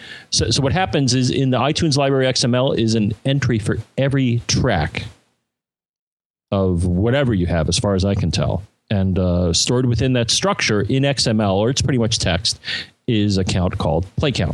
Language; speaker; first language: English; native; English